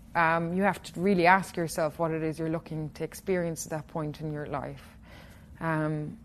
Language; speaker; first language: English; native; English